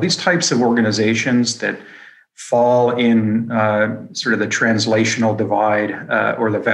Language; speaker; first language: English; native; English